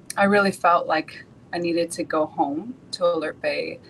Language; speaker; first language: English; native; English